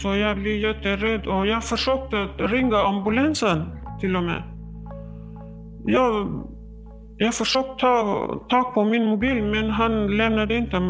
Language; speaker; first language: Swedish; non-native, learner; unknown